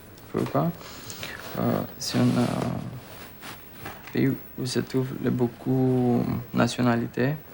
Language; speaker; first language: French; non-native, learner; Romanian